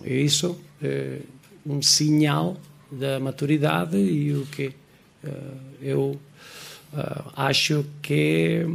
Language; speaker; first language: Portuguese; non-native, fluent; Spanish